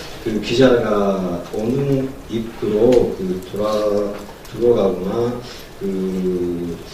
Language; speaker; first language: Korean; non-native, learner; Japanese